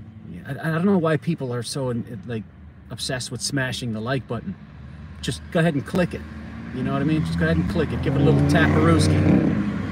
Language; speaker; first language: English; native; English